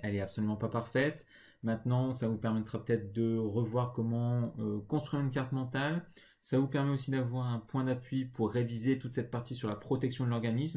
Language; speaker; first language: French; native; French